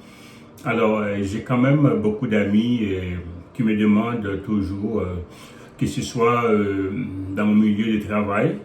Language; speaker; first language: French; non-native, local second language; Haitian Creole